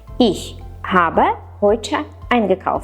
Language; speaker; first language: German; non-native, fluent; Ukrainian